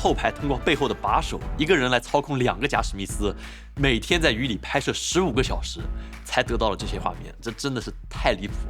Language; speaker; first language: Chinese; native; Chinese